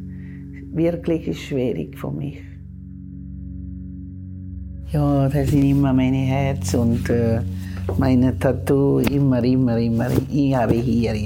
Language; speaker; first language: German; non-native, learner; Tamil